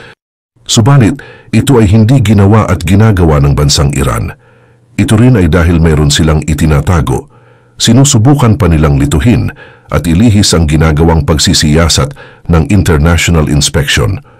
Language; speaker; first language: Filipino; native; Filipino